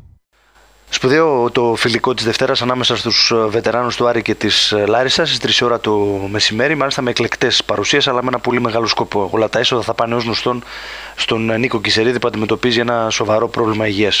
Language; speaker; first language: Greek; native; Greek